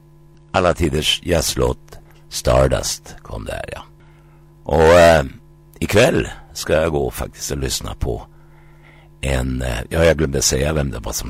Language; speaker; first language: Swedish; native; Swedish